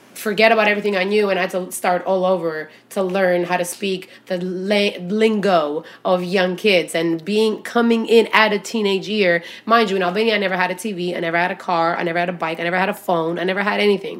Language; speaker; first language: English; early bilingual, other home language; Albanian